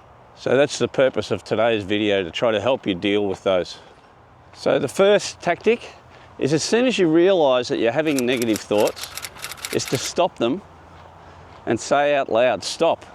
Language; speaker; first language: English; native; English